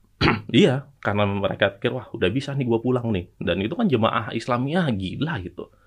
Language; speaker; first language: Indonesian; native; Indonesian